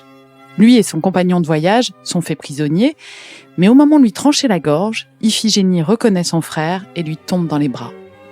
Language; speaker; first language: French; native; French